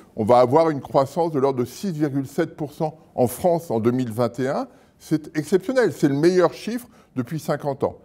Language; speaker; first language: French; native; French